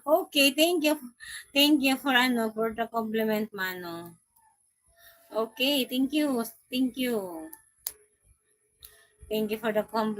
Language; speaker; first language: English; non-native, local second language; Filipino